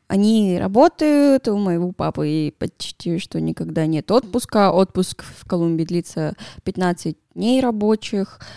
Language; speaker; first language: Russian; non-native, fluent; Spanish